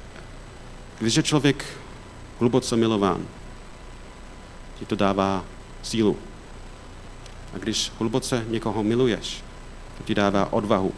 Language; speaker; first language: Czech; non-native, fluent; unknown